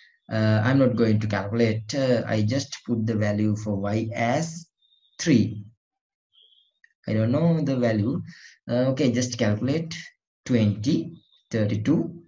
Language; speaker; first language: English; non-native, local second language; Sinhala